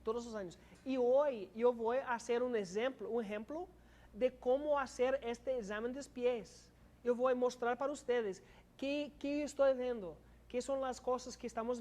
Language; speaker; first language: Spanish; non-native, learner; English